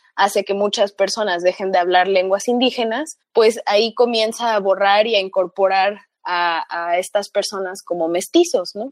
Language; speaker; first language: Spanish; early bilingual, heritage; Spanish